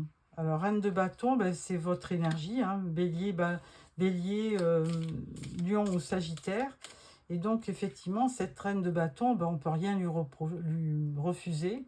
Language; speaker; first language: French; native; French